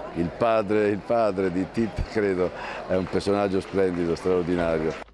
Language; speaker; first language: Italian; native; Italian